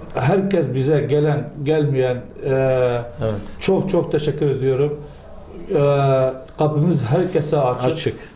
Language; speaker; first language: Turkish; non-native, learner; Arabic